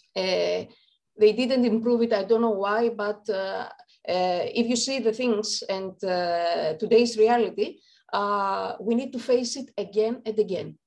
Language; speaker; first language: English; non-native, fluent; Greek